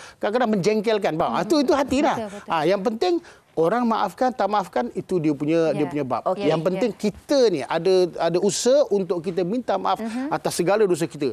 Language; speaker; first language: Malay; native; Malay